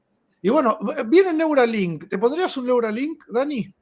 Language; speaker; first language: Spanish; native; Spanish